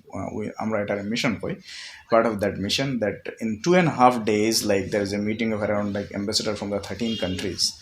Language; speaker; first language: English; non-native, local second language; Bangla